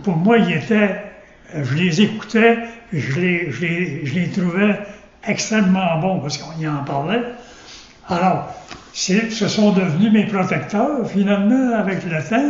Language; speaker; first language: French; native; French